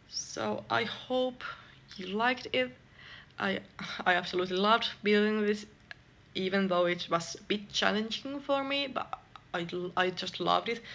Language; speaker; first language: English; non-native, fluent; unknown